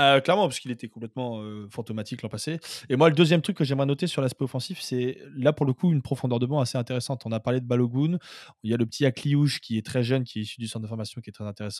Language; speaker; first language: French; native; French